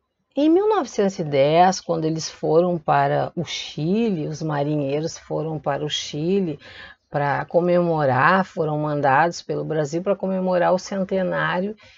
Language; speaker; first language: Portuguese; native; Portuguese